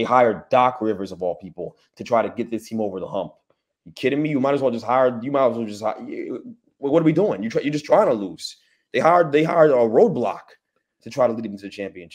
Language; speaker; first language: English; native; English